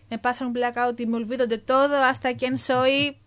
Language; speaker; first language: Spanish; non-native, fluent; Greek